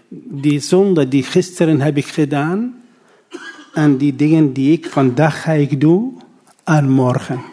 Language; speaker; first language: Dutch; non-native, learner; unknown